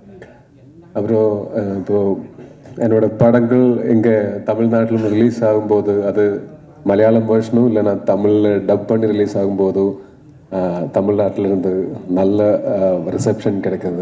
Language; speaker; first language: Tamil; non-native, learner; Malayalam